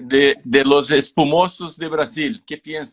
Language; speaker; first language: Spanish; non-native, fluent; Portuguese